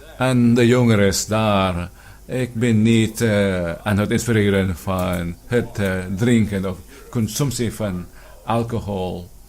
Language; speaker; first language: Dutch; non-native, fluent; Filipino